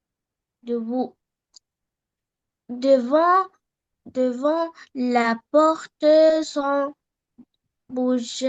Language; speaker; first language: French; non-native, learner; Arabic